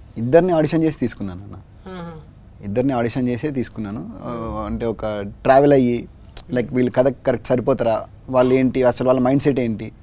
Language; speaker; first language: Telugu; native; Telugu